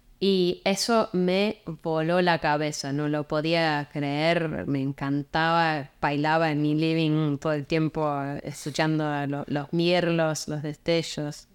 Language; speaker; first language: Spanish; non-native, fluent; English